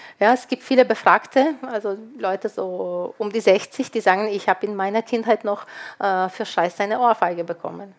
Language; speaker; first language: German; non-native, fluent; Ukrainian